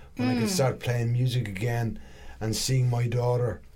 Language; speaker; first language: English; native; English